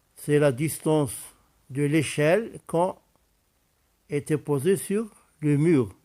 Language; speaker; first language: French; non-native, local second language; Arabic